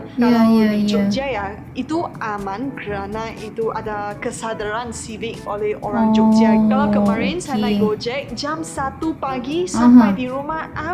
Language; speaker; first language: Indonesian; non-native, fluent; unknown